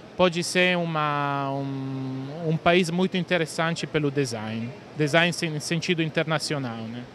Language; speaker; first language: Portuguese; non-native, fluent; Italian